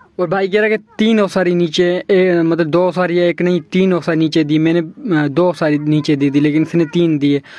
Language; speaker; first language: Urdu; non-native, local second language; Sindhi